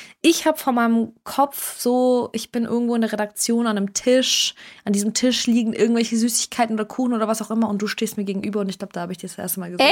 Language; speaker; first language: German; early bilingual, other home language; Russian